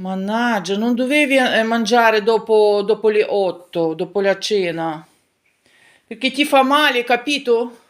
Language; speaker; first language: Italian; non-native, learner; Ukrainian